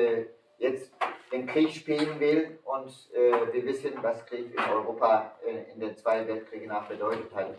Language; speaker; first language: German; early bilingual, other home language; Turkish